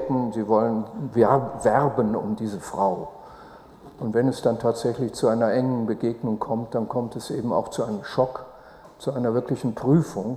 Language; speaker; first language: German; native; German